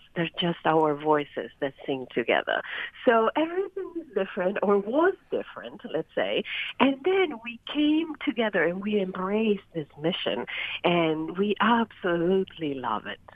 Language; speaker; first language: English; non-native, fluent; Italian